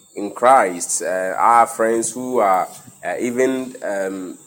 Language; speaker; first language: English; non-native, local second language; Akan